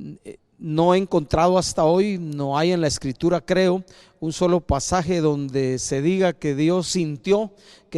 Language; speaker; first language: Spanish; native; Spanish